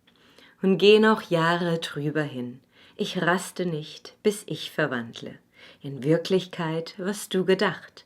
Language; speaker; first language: German; native; German